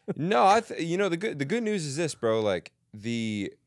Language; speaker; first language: English; native; English